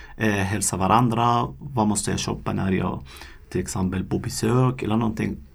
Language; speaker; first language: Swedish; non-native, fluent; Arabic